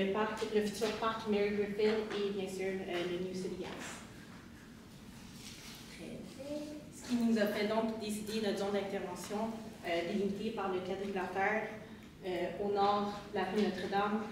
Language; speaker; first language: French; native; French